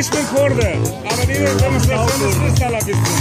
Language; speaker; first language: German; non-native, learner; Kurdish